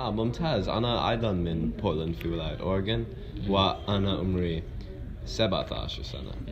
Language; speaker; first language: Arabic; non-native, learner; English